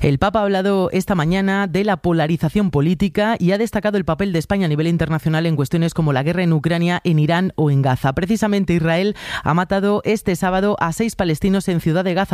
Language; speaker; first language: Spanish; native; Spanish